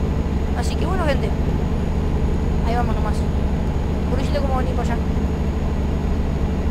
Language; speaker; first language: Spanish; native; Spanish